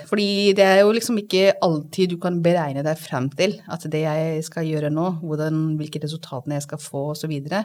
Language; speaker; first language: Norwegian; non-native, fluent; Hindi